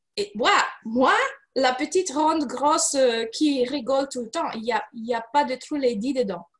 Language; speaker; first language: French; non-native, fluent; Romanian